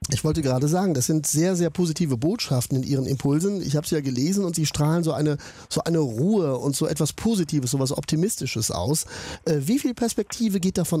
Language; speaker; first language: German; native; German